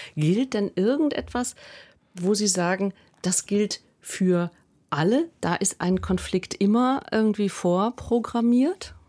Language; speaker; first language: German; native; German